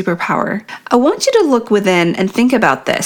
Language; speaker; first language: English; non-native, fluent; Polish